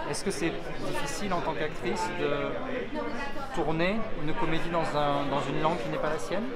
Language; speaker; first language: French; native; French